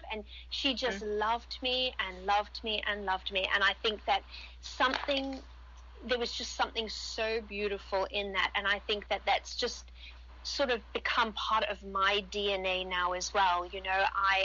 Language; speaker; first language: English; native; English